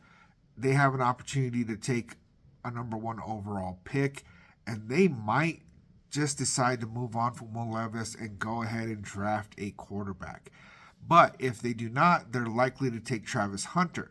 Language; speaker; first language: English; native; English